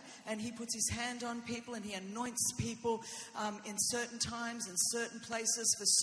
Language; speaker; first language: English; non-native, fluent; Greek